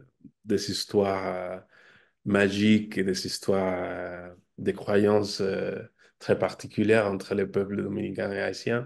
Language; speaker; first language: French; non-native, fluent; Spanish